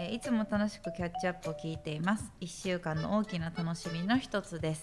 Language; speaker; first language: Japanese; native; Japanese